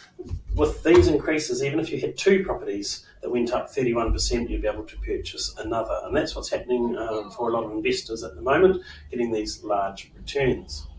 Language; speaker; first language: English; native; English